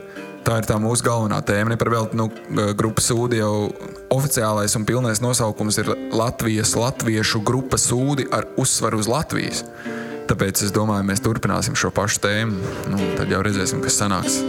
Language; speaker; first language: Latvian; native; Latvian